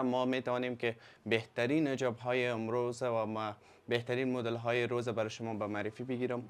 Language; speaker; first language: Persian; native; Persian